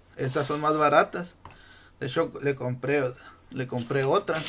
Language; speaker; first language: Spanish; native; Spanish